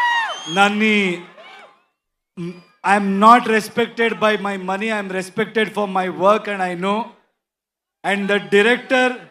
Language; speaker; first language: Telugu; non-native, local second language; Kannada